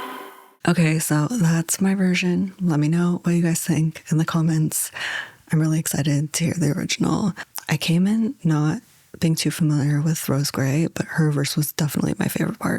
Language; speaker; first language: English; native; English